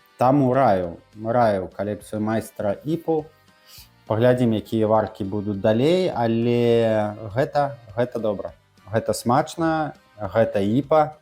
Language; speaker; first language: Belarusian; non-native, local second language; Russian